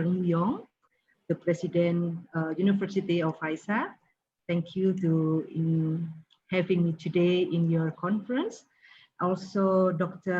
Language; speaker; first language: English; non-native, learner; Indonesian